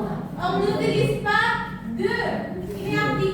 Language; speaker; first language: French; non-native, learner; Indonesian